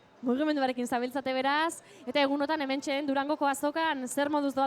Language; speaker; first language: Basque; native; Basque